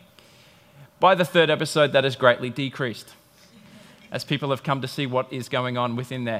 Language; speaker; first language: English; native; English